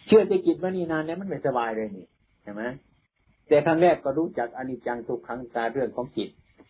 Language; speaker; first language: Thai; native; Thai